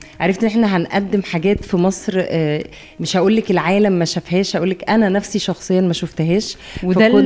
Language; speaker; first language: Arabic; native; Arabic